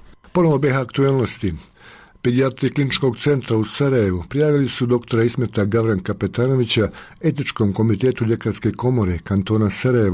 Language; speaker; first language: Croatian; native; Croatian